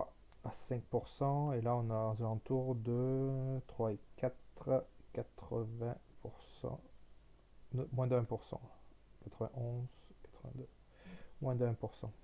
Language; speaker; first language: French; native; French